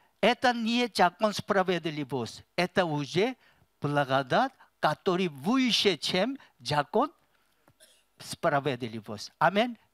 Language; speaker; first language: Russian; non-native, learner; Korean